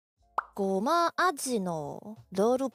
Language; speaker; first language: Japanese; non-native, fluent; Chinese